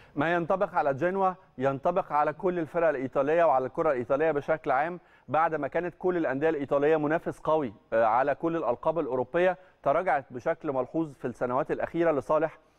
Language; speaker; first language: Arabic; native; Arabic